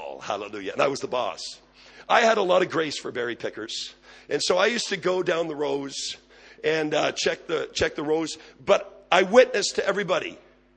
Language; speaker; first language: English; native; English